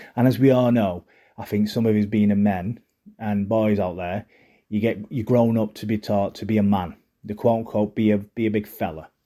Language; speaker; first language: English; native; English